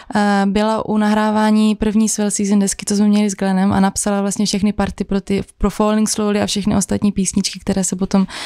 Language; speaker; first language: Czech; native; Czech